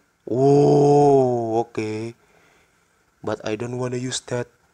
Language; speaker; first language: English; non-native, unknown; Indonesian